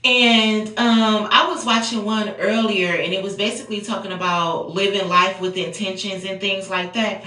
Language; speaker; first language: English; native; English